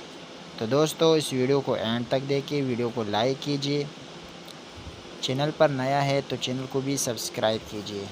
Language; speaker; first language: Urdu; non-native, local second language; Pashto